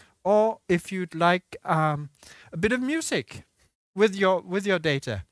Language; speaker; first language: English; non-native, fluent; Danish